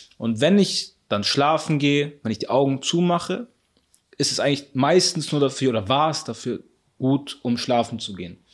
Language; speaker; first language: German; early bilingual, other home language; Arabic